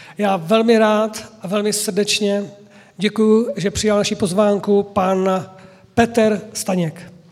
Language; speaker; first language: Czech; native; Czech